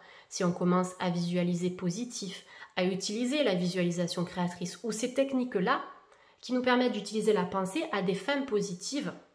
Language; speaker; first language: French; native; French